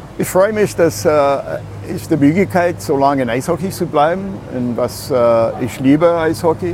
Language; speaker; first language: German; non-native, fluent; English